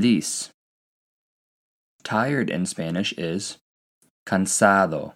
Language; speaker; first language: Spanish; non-native, fluent; English